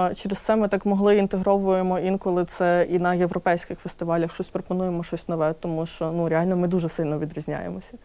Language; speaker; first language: Ukrainian; native; Ukrainian